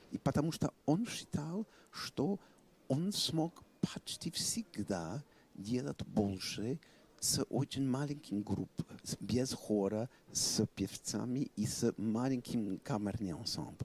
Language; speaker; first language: Russian; non-native, fluent; English